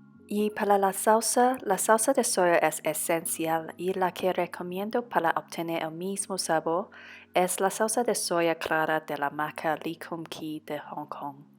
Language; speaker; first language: Spanish; non-native, fluent; Cantonese